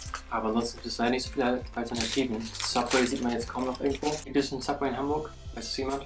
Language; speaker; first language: German; native; German